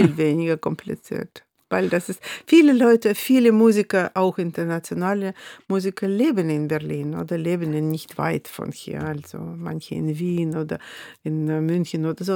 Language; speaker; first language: German; non-native, fluent; Russian